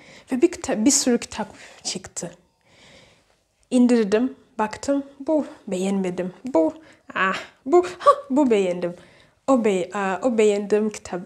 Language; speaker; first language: Turkish; non-native, learner; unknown